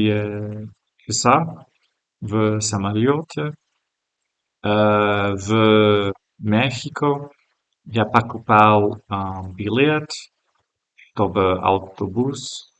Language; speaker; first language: Russian; non-native, learner; English